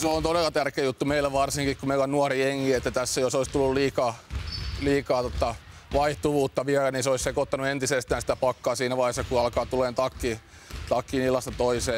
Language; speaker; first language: Finnish; native; Finnish